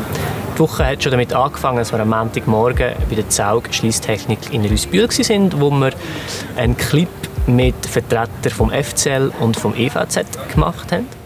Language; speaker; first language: German; native; German